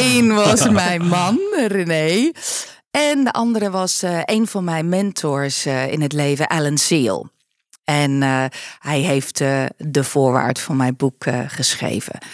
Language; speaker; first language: Dutch; non-native, fluent; English